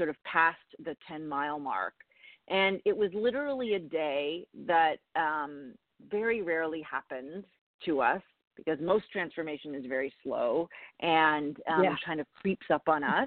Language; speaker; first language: English; native; English